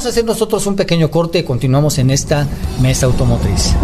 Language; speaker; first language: Spanish; native; Spanish